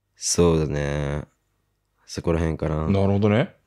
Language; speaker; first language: Japanese; native; Japanese